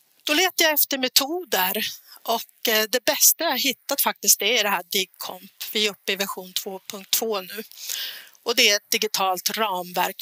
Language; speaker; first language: Swedish; native; Swedish